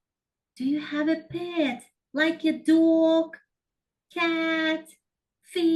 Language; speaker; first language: English; non-native, fluent; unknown